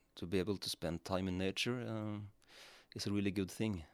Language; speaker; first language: English; non-native, fluent; Norwegian